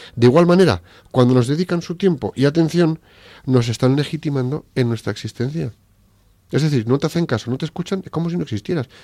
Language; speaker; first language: Spanish; native; Spanish